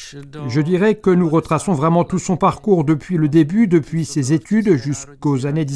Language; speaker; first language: French; native; French